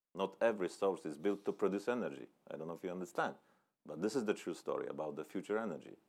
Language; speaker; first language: English; non-native, fluent; Polish